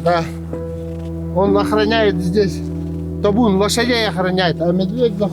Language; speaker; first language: Russian; non-native, local second language; Yakut